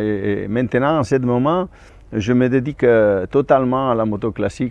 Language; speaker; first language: French; non-native, fluent; Spanish